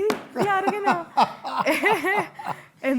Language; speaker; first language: Spanish; early bilingual, heritage; Spanish